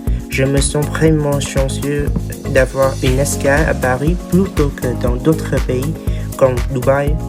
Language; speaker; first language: French; non-native, fluent; Vietnamese